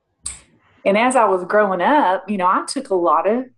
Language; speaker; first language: English; native; English